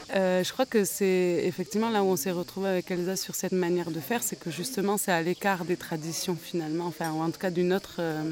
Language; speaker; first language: French; native; French